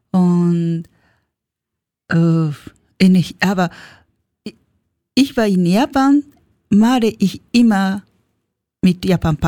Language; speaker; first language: German; non-native, learner; Japanese